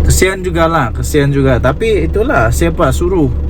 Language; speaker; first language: Malay; native; Malay